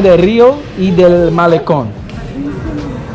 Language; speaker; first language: Spanish; non-native, learner; English